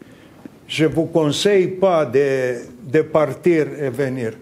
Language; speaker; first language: French; non-native, fluent; Greek